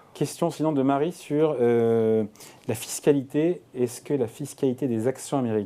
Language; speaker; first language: French; native; French